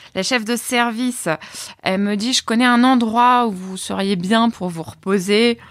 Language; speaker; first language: French; native; French